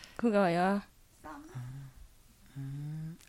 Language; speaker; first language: Korean; non-native, learner; Vietnamese